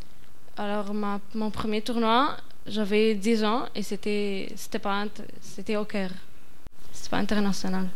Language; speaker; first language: French; non-native, fluent; Arabic